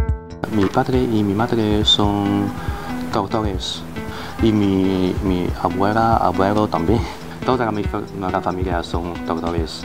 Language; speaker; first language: Spanish; non-native, learner; Chinese